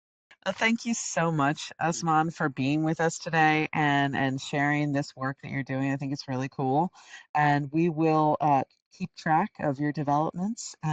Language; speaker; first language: English; native; English